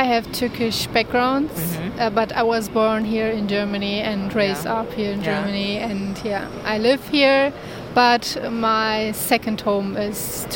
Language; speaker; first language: English; non-native, learner; Turkish